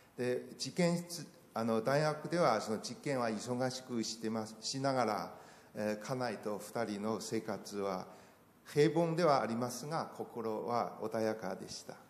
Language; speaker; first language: Japanese; non-native, fluent; Chinese